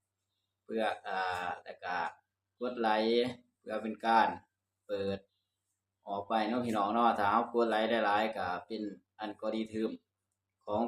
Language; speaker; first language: Thai; non-native, local second language; Lao